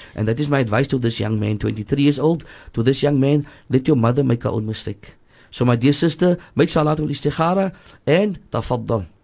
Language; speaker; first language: English; native; English